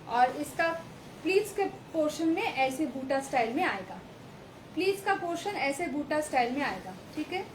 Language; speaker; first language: Hindi; non-native, local second language; Bangla